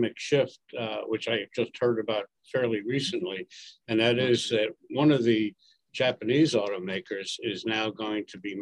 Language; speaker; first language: English; native; English